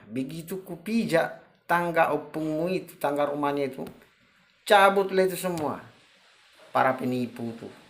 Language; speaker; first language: Indonesian; non-native, local second language; Batak Toba